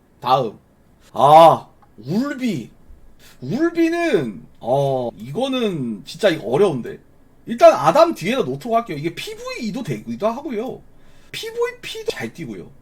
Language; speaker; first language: Korean; native; Korean